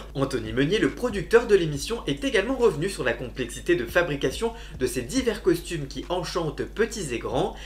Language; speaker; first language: French; native; French